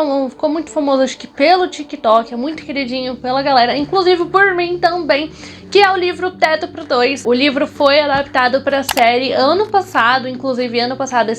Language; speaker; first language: Portuguese; native; Portuguese